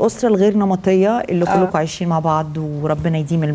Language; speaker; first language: Arabic; native; Arabic